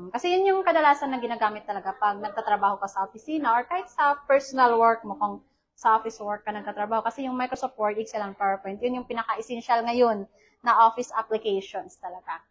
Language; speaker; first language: Filipino; native; Filipino